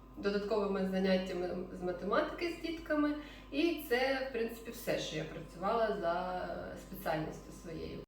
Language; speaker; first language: Ukrainian; non-native, local second language; Russian